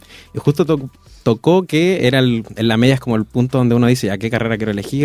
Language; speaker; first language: Spanish; native; Spanish